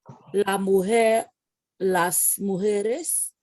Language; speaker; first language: Spanish; non-native, learner; English